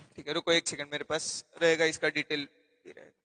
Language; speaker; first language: Hindi; non-native, local second language; Marathi